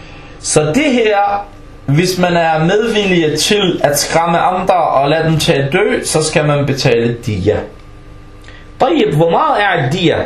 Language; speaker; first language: Danish; early bilingual, other home language; Arabic